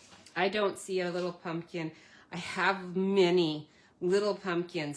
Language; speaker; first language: English; native; English